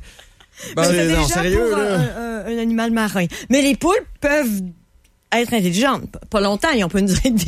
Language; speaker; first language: French; native; French